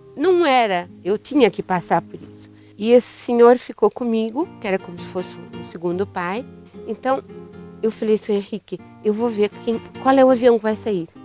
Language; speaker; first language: Portuguese; native; Portuguese